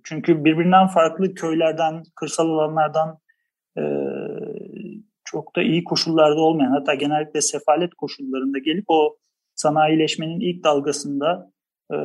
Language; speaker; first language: Turkish; native; Turkish